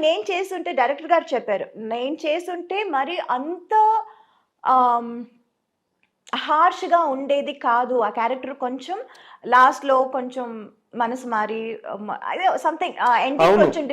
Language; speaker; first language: Telugu; non-native, local second language; Tamil